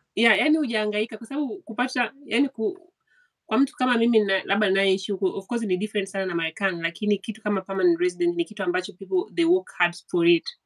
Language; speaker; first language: Swahili; native; Swahili